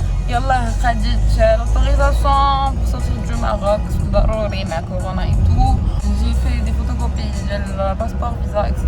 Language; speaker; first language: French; non-native, local second language; Arabic